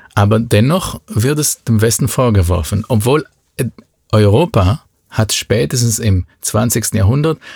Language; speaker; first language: German; non-native, fluent; Hebrew